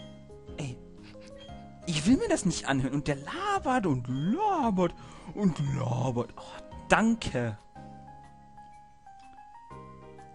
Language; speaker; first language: German; native; German